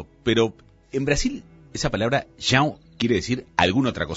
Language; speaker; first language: Spanish; native; Spanish